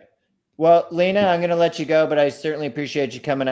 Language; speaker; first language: English; native; English